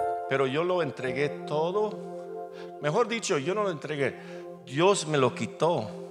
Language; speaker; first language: Spanish; non-native, fluent; English